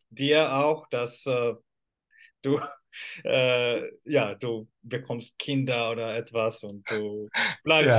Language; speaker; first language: German; non-native, fluent; Finnish